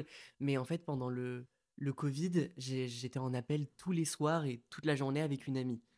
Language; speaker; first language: French; native; French